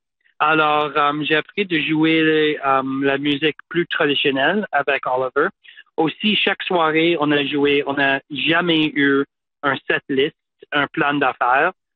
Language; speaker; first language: French; non-native, fluent; English